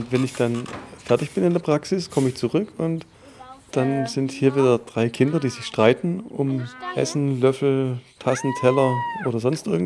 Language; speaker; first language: German; native; German